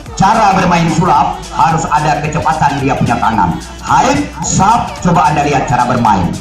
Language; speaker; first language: Indonesian; non-native, local second language; Achinese